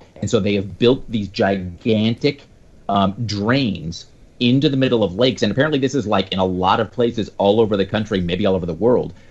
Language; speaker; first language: English; native; English